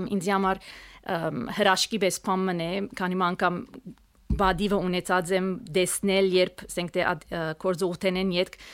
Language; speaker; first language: Armenian; early bilingual, heritage; Armenian